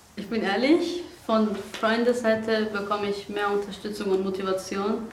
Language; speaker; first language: German; non-native, fluent; Persian